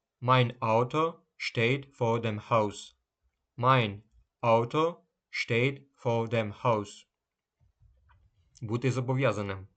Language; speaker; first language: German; non-native, fluent; Ukrainian